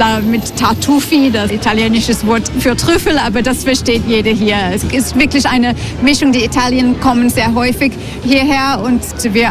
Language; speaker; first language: German; non-native, fluent; English